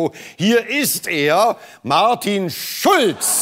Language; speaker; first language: German; native; German